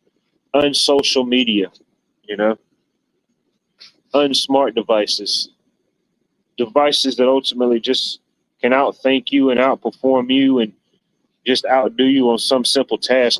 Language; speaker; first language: English; native; English